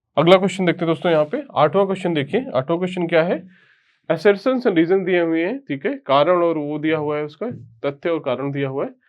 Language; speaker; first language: Hindi; native; Hindi